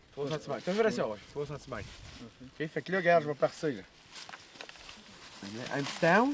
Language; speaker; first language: French; native; French